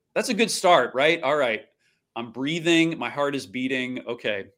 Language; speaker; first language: English; native; English